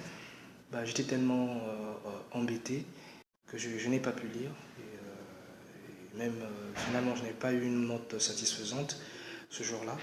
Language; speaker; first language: French; non-native, local second language; Lingala